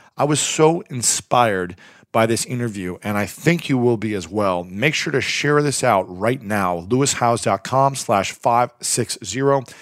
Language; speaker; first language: English; native; English